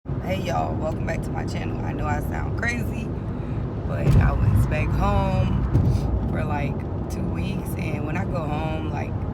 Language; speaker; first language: English; native; English